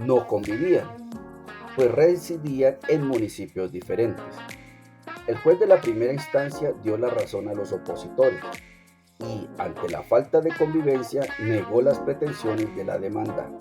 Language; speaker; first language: Spanish; native; Spanish